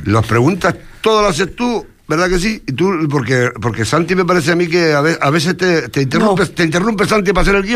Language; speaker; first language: Spanish; native; Spanish